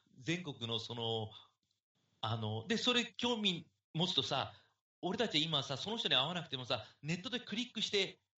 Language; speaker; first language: Japanese; native; Japanese